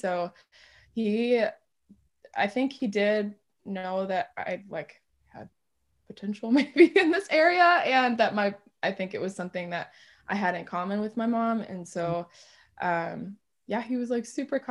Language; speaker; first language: English; native; English